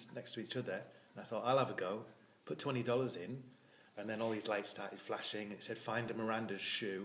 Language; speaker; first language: English; native; English